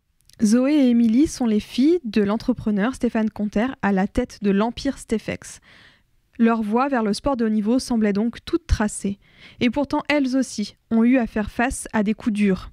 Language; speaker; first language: French; native; French